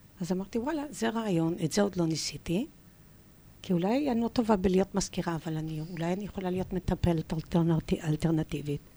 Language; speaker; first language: Hebrew; early bilingual, other home language; English